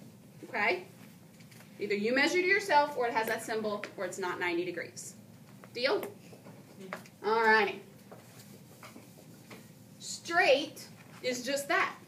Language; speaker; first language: English; native; English